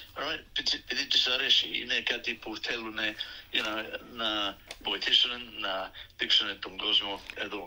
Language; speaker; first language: Greek; early bilingual, other home language; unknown